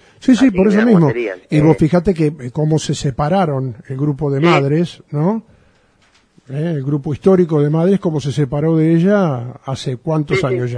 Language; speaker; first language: Spanish; native; Spanish